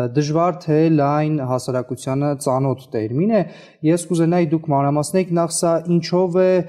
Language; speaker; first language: Armenian; native; Armenian